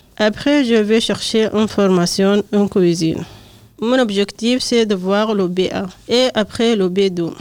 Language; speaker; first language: French; non-native, learner; Arabic